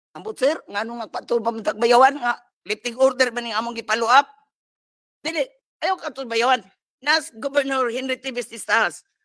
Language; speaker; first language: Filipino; non-native, local second language; Cebuano